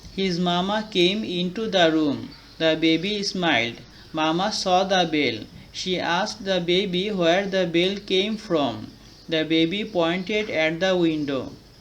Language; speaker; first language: English; non-native, local second language; Bangla